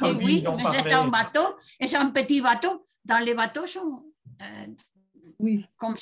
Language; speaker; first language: French; non-native, fluent; Spanish